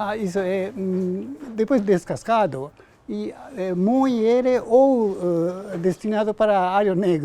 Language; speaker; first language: Portuguese; non-native, learner; Japanese